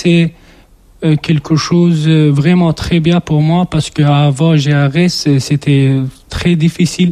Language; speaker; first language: French; non-native, learner; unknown